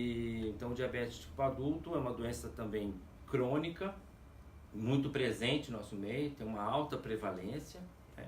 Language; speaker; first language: Portuguese; native; Portuguese